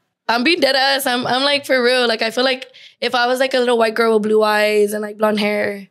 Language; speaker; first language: English; native; English